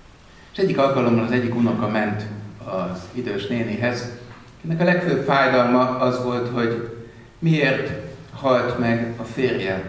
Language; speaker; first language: Hungarian; native; Hungarian